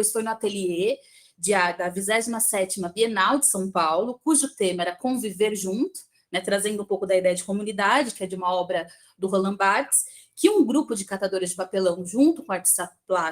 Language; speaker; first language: Portuguese; native; Portuguese